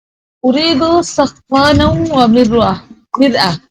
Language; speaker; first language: Arabic; non-native, learner; Bangla